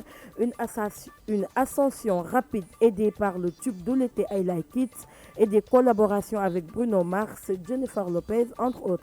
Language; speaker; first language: French; non-native, local second language; Wolof